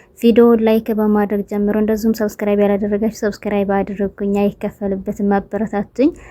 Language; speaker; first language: Amharic; native; Amharic